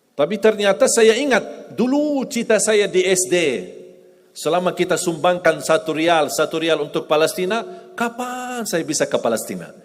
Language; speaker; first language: Indonesian; non-native, fluent; Arabic